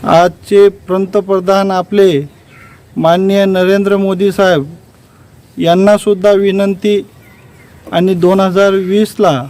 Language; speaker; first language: Marathi; non-native, local second language; Lambadi